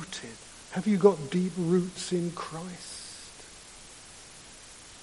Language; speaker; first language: English; native; English